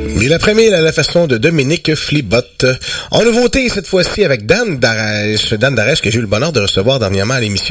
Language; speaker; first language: French; native; French